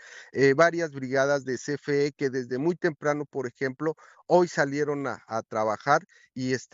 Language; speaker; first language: Spanish; native; Spanish